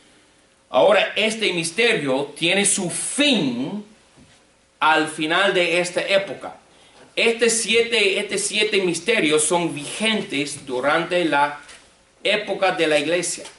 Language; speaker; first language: Spanish; non-native, fluent; English